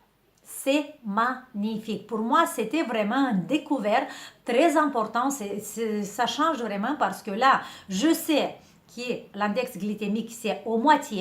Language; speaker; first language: French; non-native, fluent; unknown